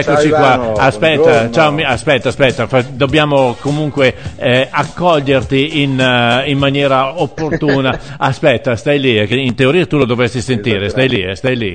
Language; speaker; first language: Italian; native; Italian